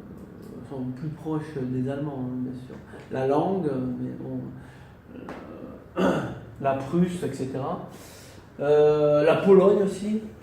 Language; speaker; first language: French; non-native, fluent; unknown